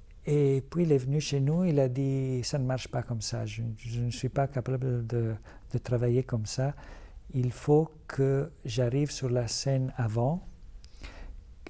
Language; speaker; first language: French; non-native, fluent; Italian